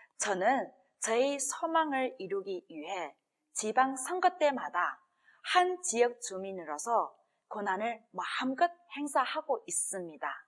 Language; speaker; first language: Korean; non-native, fluent; Chinese